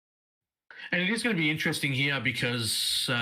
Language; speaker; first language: English; native; English